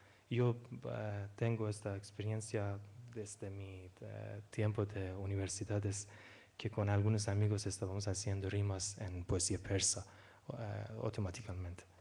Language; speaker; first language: Spanish; non-native, fluent; Persian